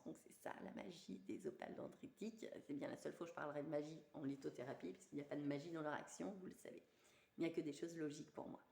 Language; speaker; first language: French; native; French